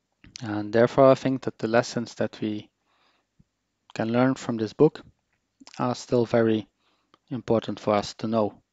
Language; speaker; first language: English; non-native, fluent; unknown